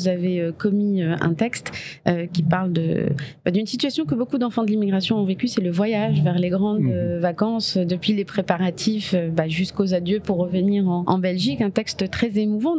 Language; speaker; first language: French; non-native, local second language; Arabic